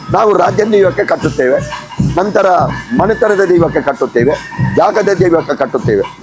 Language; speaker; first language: Kannada; non-native, local second language; Tulu